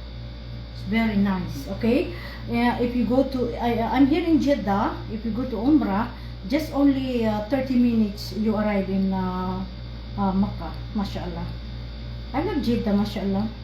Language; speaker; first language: English; non-native, learner; Filipino